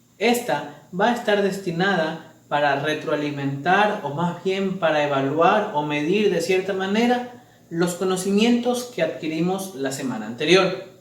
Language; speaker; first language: Spanish; native; Spanish